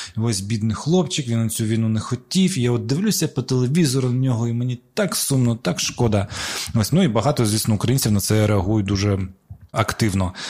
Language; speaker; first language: Ukrainian; non-native, local second language; Russian